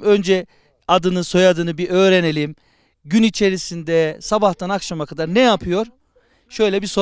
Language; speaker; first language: Turkish; native; Turkish